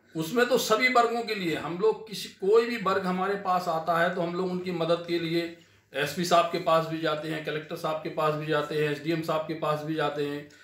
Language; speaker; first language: Hindi; native; Hindi